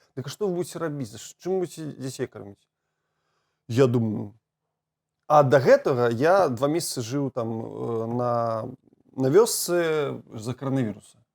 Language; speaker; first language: Belarusian; native; Belarusian